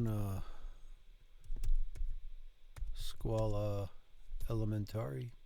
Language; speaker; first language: Italian; non-native, learner; English